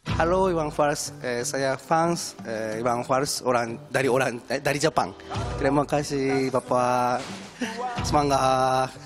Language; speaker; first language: Indonesian; non-native, learner; Japanese